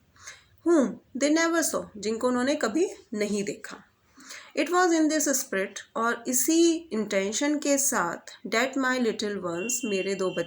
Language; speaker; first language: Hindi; native; Hindi